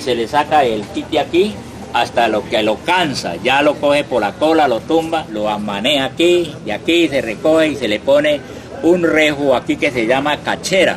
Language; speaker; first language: Spanish; native; Spanish